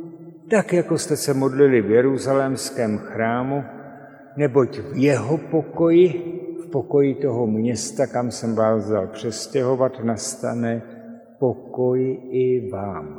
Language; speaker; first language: Czech; native; Czech